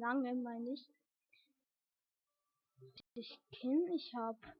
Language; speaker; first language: German; early bilingual, other home language; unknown